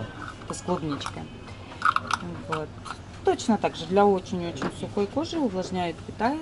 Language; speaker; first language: Russian; native; Russian